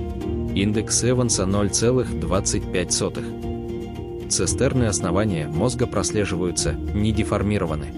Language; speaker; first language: Russian; native; Russian